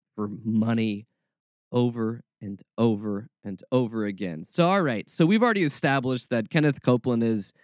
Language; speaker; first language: English; native; English